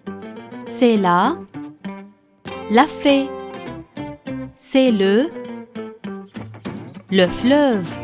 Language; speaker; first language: French; non-native, fluent; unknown